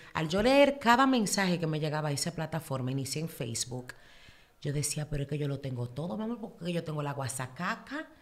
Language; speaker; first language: Spanish; early bilingual, heritage; Spanish